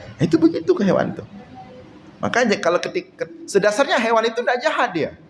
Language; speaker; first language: Malay; non-native, local second language; Achinese